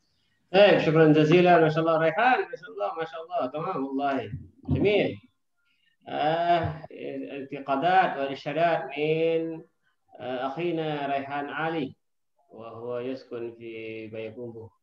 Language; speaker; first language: Arabic; non-native, fluent; Indonesian